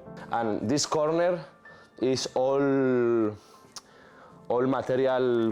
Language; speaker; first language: English; non-native, learner; Spanish